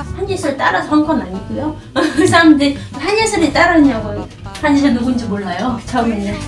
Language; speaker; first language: Korean; non-native, fluent; Khmer